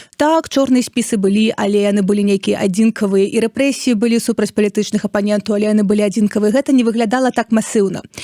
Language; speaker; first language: Belarusian; non-native, local second language; Russian